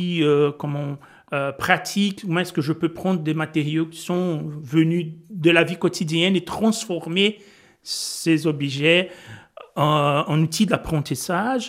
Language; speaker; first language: French; non-native, fluent; Portuguese